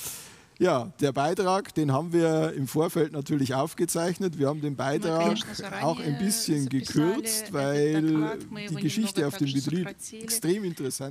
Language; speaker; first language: German; native; German